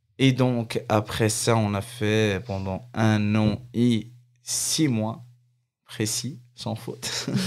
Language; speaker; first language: French; non-native, fluent; Arabic